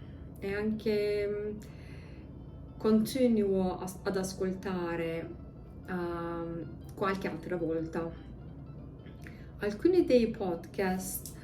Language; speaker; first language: Italian; non-native, learner; English